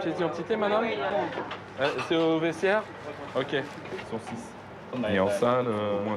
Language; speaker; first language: French; native; French